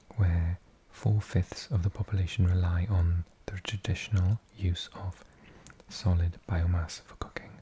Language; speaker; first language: English; native; English